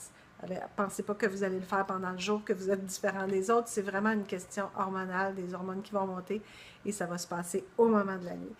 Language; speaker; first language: French; native; French